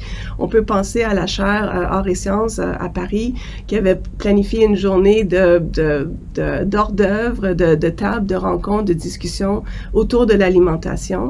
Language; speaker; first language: French; native; French